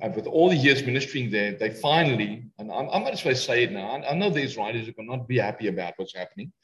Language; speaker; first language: English; non-native, local second language; Afrikaans